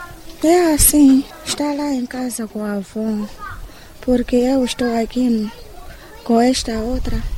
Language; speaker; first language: Portuguese; non-native, local second language; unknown